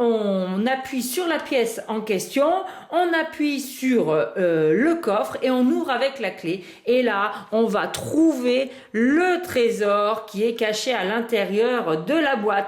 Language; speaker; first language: French; native; French